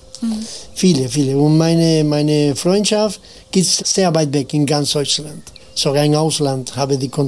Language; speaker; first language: German; non-native, fluent; Spanish